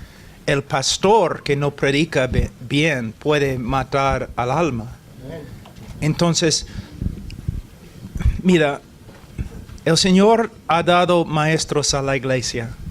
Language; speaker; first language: Spanish; non-native, fluent; English